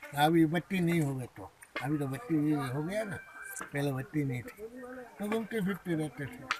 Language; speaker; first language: Hindi; non-native, local second language; Bangla